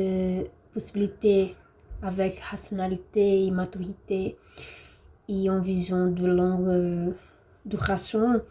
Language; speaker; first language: French; non-native, learner; Portuguese